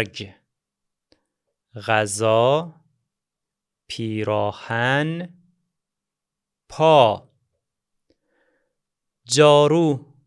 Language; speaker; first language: Persian; non-native, fluent; Azerbaijani